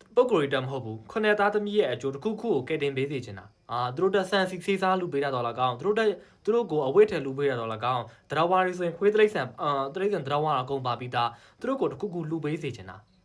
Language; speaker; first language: Burmese; non-native, local second language; Shan